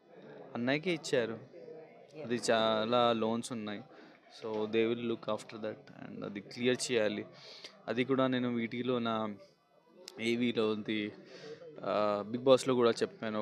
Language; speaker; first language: Telugu; non-native, local second language; Hindi